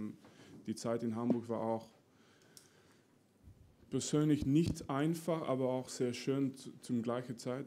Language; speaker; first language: German; non-native, fluent; French